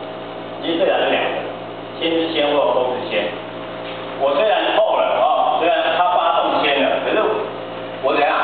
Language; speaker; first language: Chinese; native; Chinese